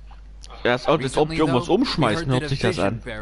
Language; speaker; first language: German; native; German